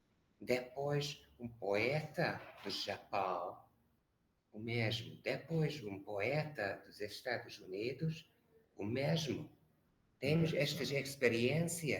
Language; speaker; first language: Portuguese; non-native, learner; Hungarian